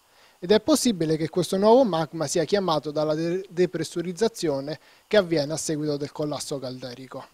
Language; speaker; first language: Italian; native; Italian